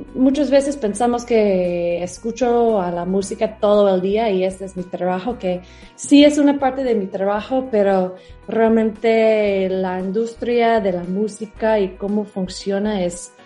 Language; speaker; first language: Spanish; non-native, fluent; English